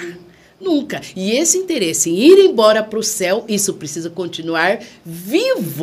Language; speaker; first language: Portuguese; native; Portuguese